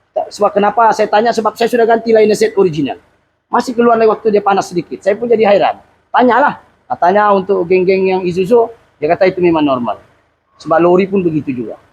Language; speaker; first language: Malay; native; Malay